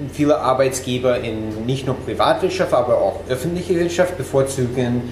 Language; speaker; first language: German; non-native, fluent; English